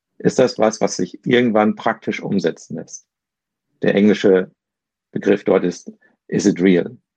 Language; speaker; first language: German; native; German